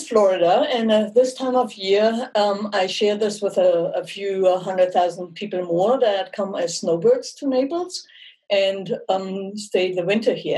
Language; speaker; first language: English; non-native, fluent; German